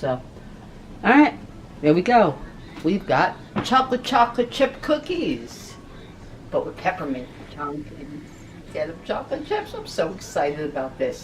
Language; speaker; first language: English; native; English